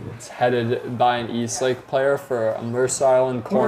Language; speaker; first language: English; native; English